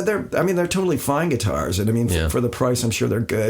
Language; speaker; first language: English; native; English